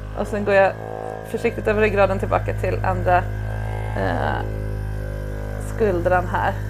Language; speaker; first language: Swedish; native; Swedish